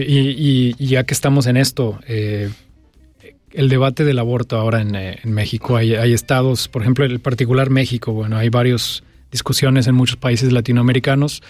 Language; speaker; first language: Spanish; native; Spanish